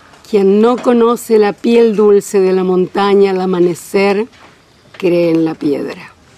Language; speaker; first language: Spanish; native; Spanish